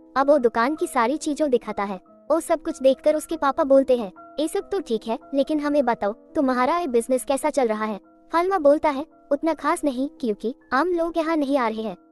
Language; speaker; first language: Hindi; non-native, local second language; Bangla